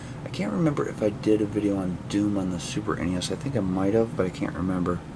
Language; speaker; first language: English; native; English